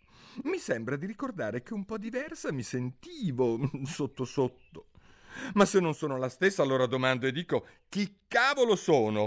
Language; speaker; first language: Italian; native; Italian